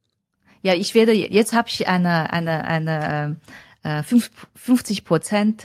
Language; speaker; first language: German; non-native, fluent; Chinese